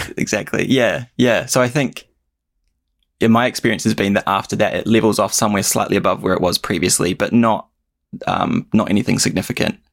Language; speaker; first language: English; native; English